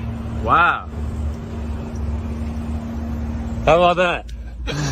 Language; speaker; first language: English; native; English